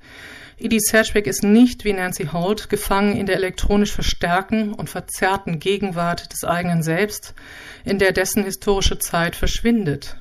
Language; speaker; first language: German; native; German